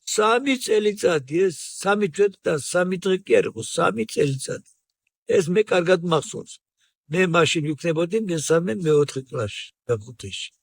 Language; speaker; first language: Georgian; non-native, local second language; Svan